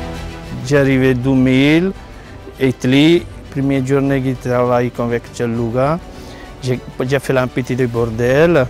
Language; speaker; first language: French; non-native, learner; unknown